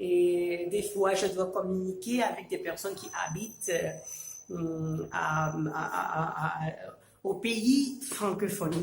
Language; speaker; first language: French; non-native, fluent; Urdu